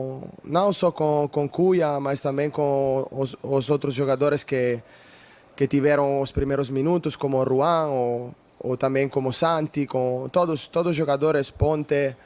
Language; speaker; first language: Portuguese; non-native, fluent; Italian